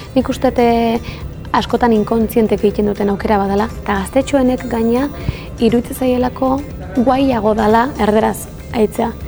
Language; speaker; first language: Basque; native; Basque